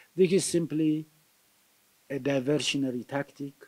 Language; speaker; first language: English; non-native, local second language; Amharic